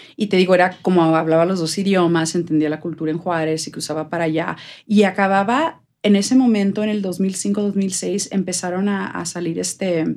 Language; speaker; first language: Spanish; native; Spanish